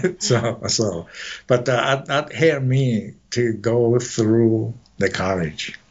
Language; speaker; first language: English; non-native, fluent; Chinese